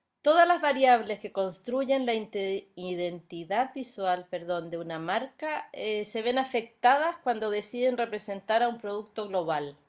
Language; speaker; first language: Spanish; native; Spanish